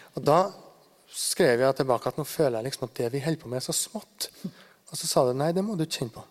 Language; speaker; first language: Norwegian; native; Norwegian